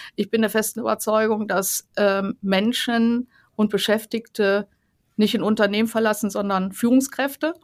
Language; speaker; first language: German; native; German